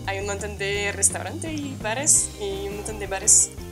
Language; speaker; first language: Spanish; non-native, fluent; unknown